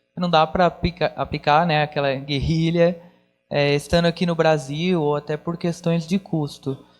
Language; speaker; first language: Portuguese; native; Portuguese